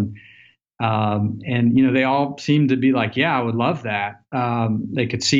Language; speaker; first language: English; native; English